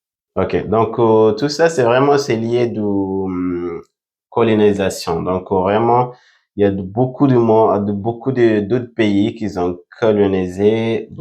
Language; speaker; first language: French; non-native, fluent; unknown